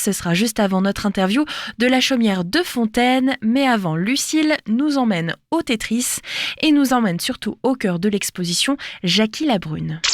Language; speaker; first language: French; native; French